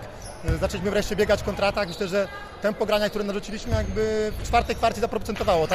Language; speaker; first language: Polish; native; Polish